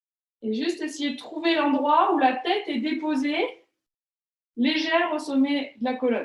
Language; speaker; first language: French; native; French